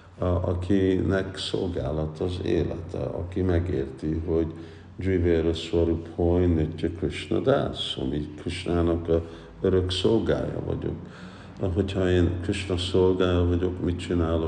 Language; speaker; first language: Hungarian; early bilingual, heritage; Hungarian